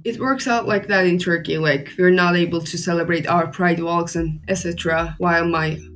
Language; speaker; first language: English; non-native, fluent; Turkish